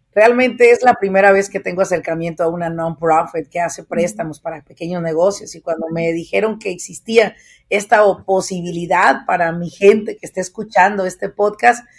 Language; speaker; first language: Spanish; native; Spanish